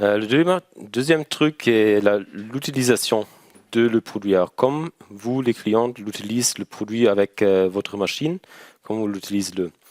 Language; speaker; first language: French; non-native, learner; German